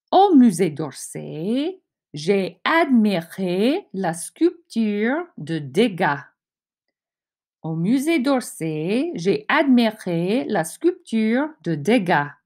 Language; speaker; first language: French; non-native, fluent; English